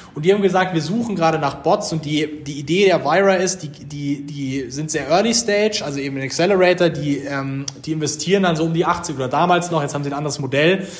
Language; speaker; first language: German; native; German